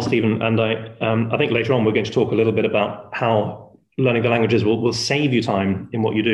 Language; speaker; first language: English; non-native, fluent; Spanish